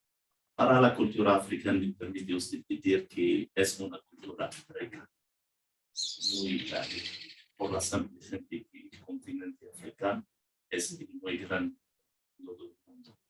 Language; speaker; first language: Spanish; non-native, learner; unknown